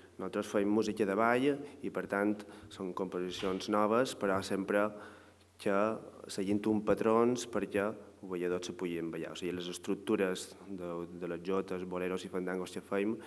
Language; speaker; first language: Catalan; native; Catalan